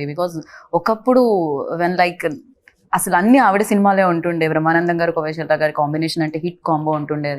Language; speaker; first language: Telugu; native; Telugu